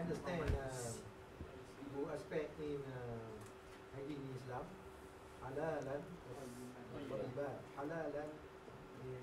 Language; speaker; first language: English; non-native, learner; Malay